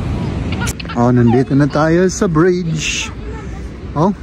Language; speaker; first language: Filipino; non-native, learner; German